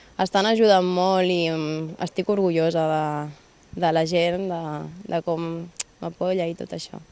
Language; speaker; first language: Catalan; native; Catalan